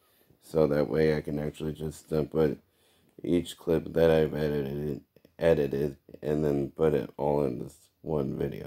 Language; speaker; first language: English; native; English